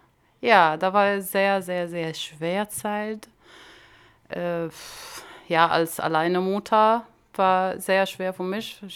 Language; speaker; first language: German; non-native, learner; Arabic